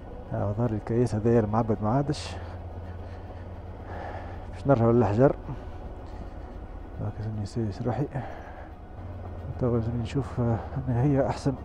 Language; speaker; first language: Arabic; native; Arabic